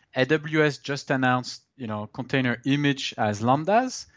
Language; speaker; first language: English; non-native, fluent; French